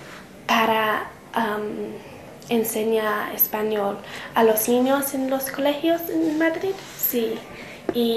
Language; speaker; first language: Spanish; non-native, learner; English